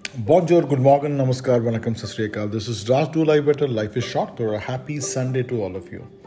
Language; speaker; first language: English; non-native, local second language; Malayalam